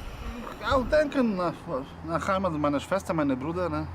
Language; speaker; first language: German; non-native, learner; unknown